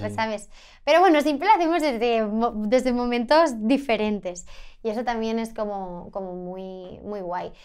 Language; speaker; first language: Spanish; native; Spanish